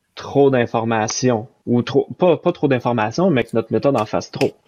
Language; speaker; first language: French; native; French